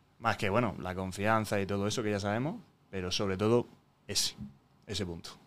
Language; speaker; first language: Spanish; native; Spanish